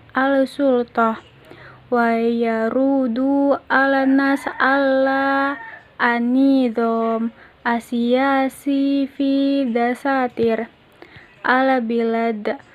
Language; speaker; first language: Arabic; non-native, learner; Indonesian